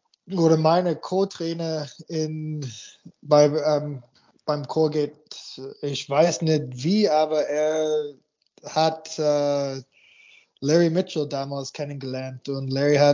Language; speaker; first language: German; non-native, fluent; English